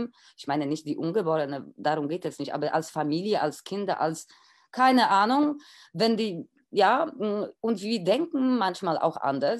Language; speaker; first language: German; non-native, fluent; Polish